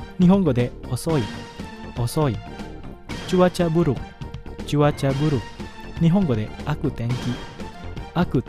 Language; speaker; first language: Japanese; non-native, fluent; Indonesian